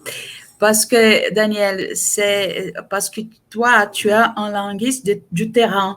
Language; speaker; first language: French; non-native, fluent; Portuguese